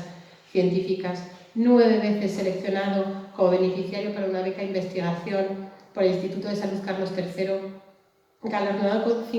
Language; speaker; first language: Spanish; native; Spanish